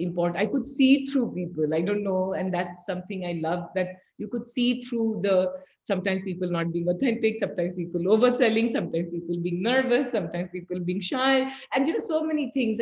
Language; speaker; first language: English; non-native, local second language; Hindi